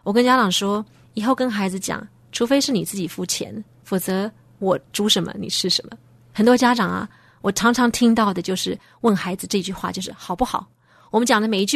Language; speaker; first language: Chinese; native; Chinese